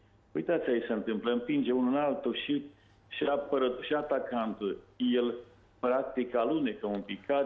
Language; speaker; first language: Romanian; native; Romanian